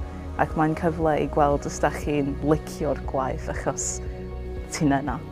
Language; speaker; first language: Welsh; non-native, learner; English